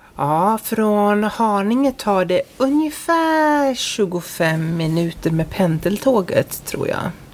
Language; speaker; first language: Swedish; native; Swedish